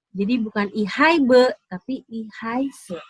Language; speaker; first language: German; non-native, fluent; Indonesian